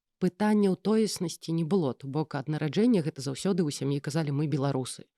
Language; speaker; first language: Belarusian; non-native, local second language; Russian